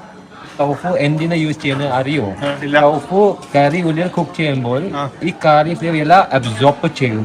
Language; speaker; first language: Malayalam; early bilingual, heritage; Malayalam